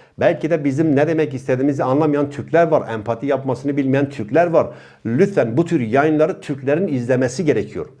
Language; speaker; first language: Turkish; non-native, local second language; Kurdish